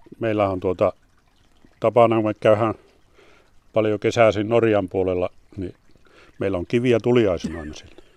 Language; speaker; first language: Finnish; native; Finnish